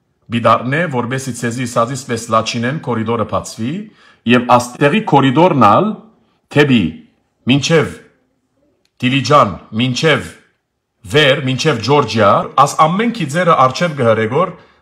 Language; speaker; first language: Armenian; early bilingual, heritage; Armenian